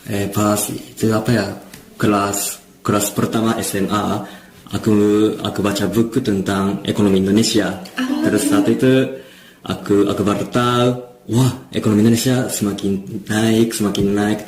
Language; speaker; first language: Indonesian; non-native, learner; Japanese